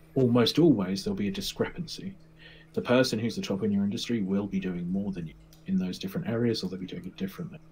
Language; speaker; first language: English; native; English